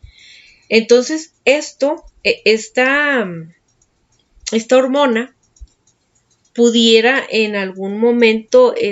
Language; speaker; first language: Spanish; native; Spanish